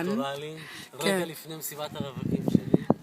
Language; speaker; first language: Hebrew; native; Hebrew